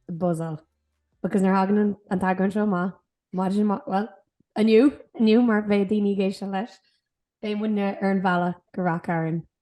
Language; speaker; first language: Irish; non-native, local second language; English